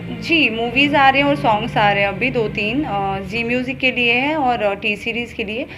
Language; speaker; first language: Hindi; non-native, local second language; Kashmiri